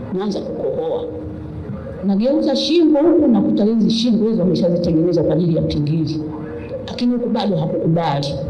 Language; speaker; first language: Swahili; native; Swahili